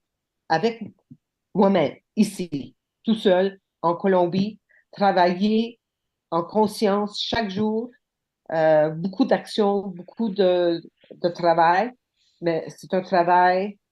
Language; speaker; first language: French; non-native, local second language; English